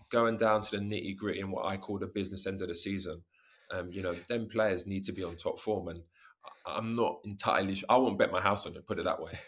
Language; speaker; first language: English; native; English